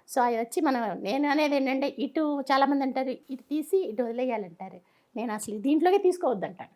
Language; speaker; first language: Telugu; native; Telugu